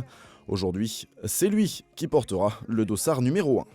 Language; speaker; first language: French; native; French